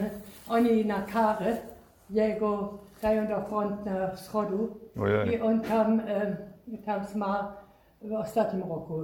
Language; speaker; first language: Polish; non-native, learner; German